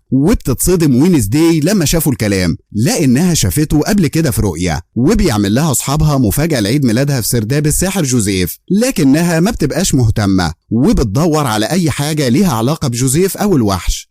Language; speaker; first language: Arabic; native; Arabic